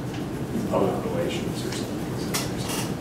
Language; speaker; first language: English; native; English